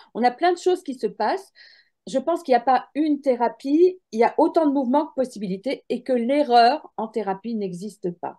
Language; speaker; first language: French; native; French